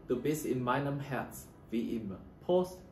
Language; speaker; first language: German; non-native, learner; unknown